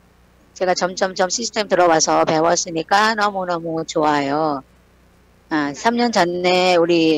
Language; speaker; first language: Korean; non-native, learner; Thai